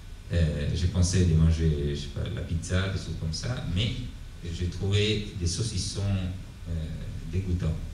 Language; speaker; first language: French; non-native, fluent; Italian